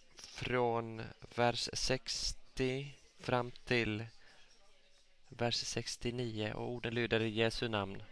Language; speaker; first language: Swedish; non-native, local second language; Finnish